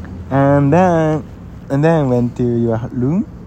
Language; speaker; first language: English; non-native, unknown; Japanese